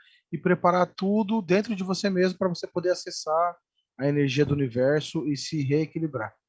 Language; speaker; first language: Portuguese; native; Portuguese